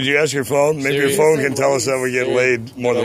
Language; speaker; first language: English; native; English